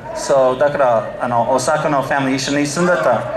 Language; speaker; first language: Japanese; non-native, learner; English